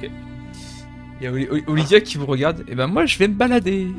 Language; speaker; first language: French; native; French